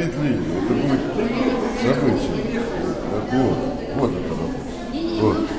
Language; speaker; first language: Russian; native; Russian